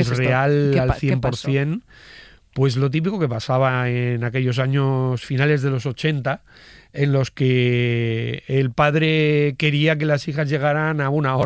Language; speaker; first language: Spanish; native; Spanish